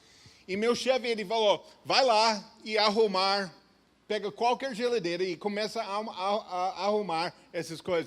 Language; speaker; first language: Portuguese; non-native, fluent; English